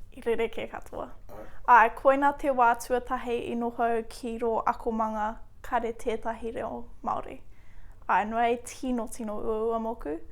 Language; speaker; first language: Māori; native; Māori